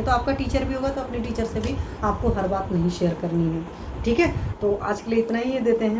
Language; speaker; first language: Hindi; native; Hindi